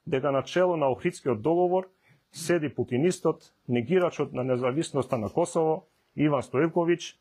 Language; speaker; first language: Macedonian; non-native, local second language; Albanian